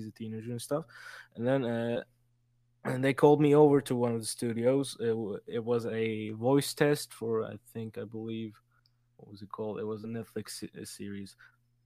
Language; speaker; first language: English; non-native, fluent; Turkish